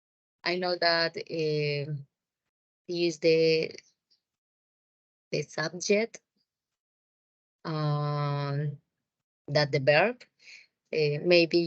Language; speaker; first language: English; non-native, learner; Spanish